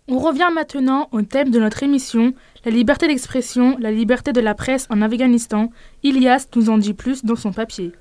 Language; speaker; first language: French; native; French